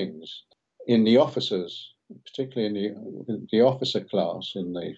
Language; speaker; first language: English; native; English